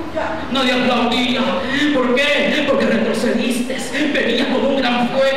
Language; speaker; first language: Spanish; native; Spanish